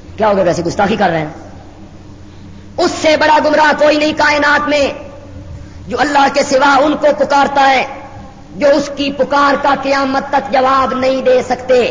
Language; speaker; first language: Urdu; native; Urdu